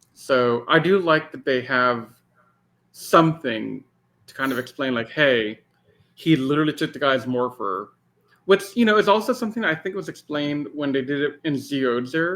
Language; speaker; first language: English; native; English